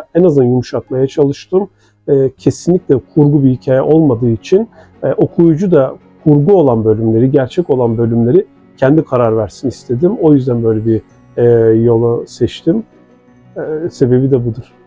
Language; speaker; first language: Turkish; non-native, local second language; Kurdish